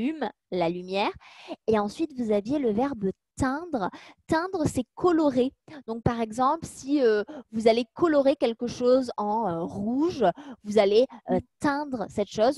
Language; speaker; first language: French; native; French